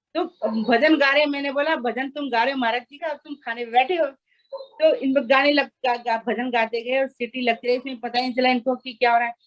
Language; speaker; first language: Hindi; non-native, local second language; Nepali